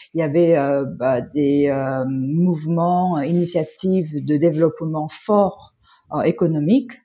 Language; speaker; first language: French; non-native, fluent; Korean